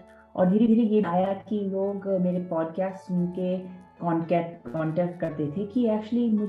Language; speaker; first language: Hindi; non-native, fluent; English